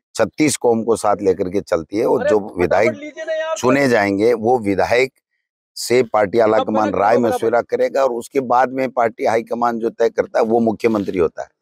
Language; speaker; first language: Hindi; native; Hindi